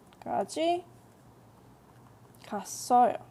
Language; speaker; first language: Korean; non-native, fluent; English